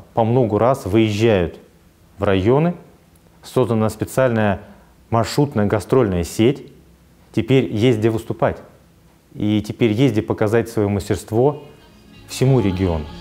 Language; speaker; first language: Russian; native; Russian